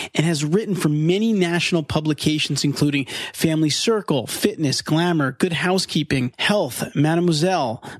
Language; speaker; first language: English; native; English